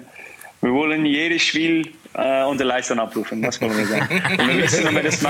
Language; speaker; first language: German; non-native, fluent; English